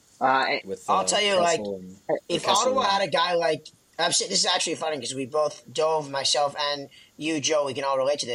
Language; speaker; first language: English; native; English